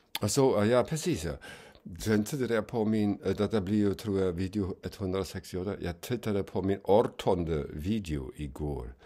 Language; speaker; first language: Swedish; non-native, fluent; German